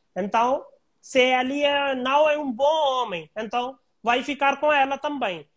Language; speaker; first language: Portuguese; non-native, learner; Hindi